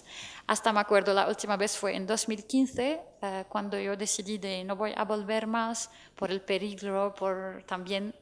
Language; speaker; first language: Spanish; non-native, fluent; Arabic